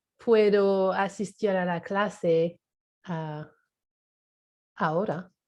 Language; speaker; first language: Spanish; non-native, learner; English